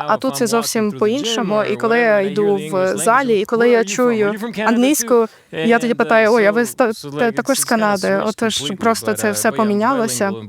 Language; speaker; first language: Ukrainian; early bilingual, heritage; English